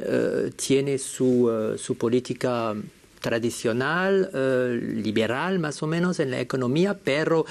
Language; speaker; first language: Spanish; non-native, fluent; French